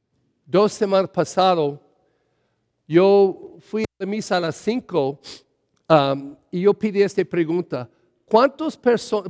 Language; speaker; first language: Spanish; early bilingual, heritage; English